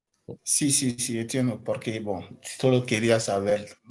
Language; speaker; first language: Spanish; non-native, learner; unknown